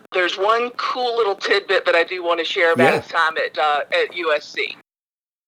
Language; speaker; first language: English; native; English